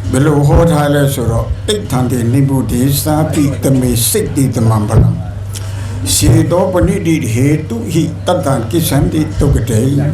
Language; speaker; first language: Burmese; non-native, local second language; Pa'o Karen